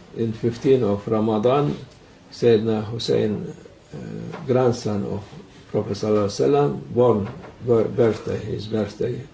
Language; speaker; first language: English; non-native, learner; Turkish